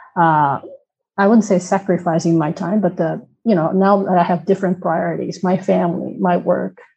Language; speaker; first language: English; non-native, fluent; Japanese